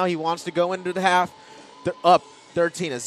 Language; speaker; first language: English; native; English